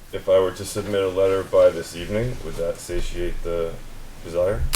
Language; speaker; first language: English; native; English